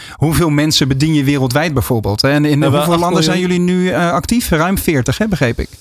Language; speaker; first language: Dutch; native; Dutch